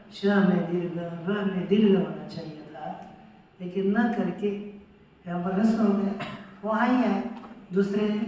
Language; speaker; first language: Hindi; non-native, local second language; Marathi